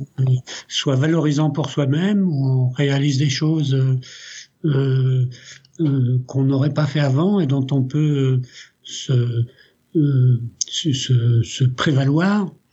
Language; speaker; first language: French; early bilingual, other home language; Italian